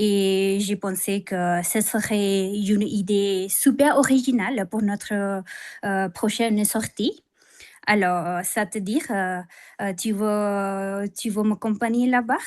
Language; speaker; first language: French; non-native, fluent; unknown